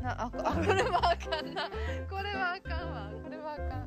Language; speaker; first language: Japanese; native; Japanese